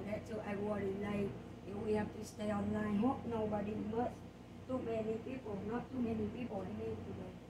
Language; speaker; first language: English; non-native, learner; Vietnamese